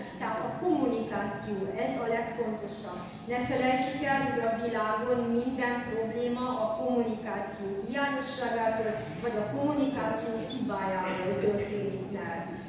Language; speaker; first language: Hungarian; native; Hungarian